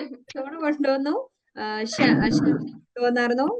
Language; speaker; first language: Malayalam; native; Malayalam